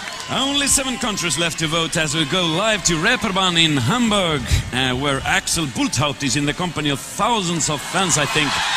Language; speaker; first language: English; non-native, fluent; Estonian